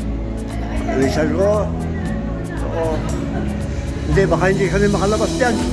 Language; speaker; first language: Filipino; native; Filipino